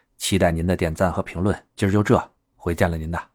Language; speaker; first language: Chinese; native; Chinese